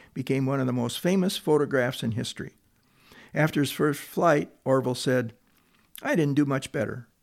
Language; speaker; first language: English; native; English